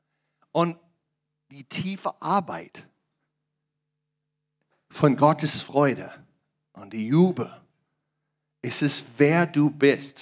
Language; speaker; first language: German; non-native, learner; English